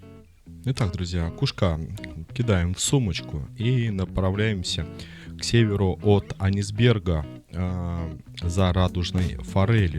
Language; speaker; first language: Russian; native; Russian